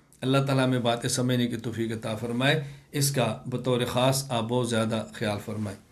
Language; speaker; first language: Urdu; non-native, local second language; Punjabi